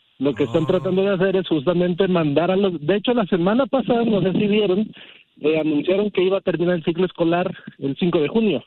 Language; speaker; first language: Spanish; early bilingual, heritage; Spanish